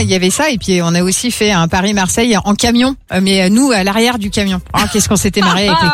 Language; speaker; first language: French; native; French